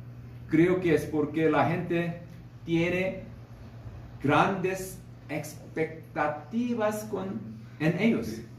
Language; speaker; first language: Spanish; non-native, fluent; Korean